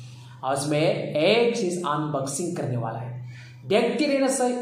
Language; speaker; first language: Hindi; non-native, local second language; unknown